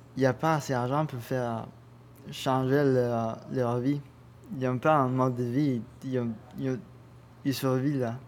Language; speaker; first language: French; non-native, learner; Spanish